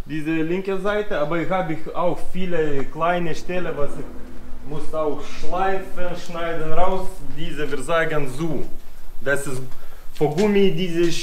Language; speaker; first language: German; non-native, learner; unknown